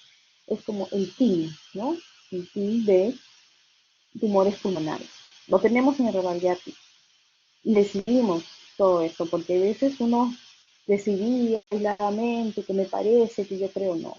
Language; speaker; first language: Spanish; native; Spanish